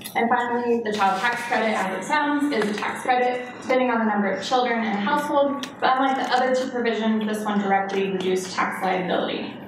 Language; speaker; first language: English; native; English